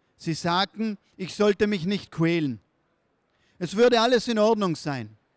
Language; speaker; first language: German; native; German